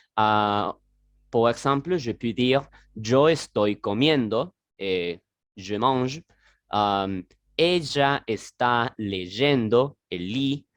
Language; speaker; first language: Spanish; non-native, learner; French